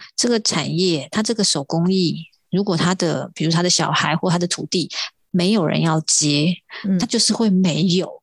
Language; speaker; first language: Chinese; non-native, local second language; Hakka Chinese